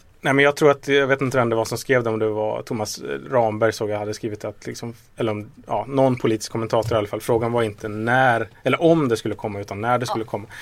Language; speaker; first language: Swedish; native; Swedish